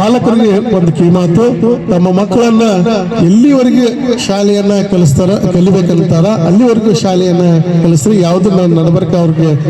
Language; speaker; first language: Kannada; non-native, local second language; Urdu